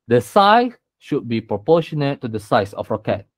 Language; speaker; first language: English; non-native, local second language; Malay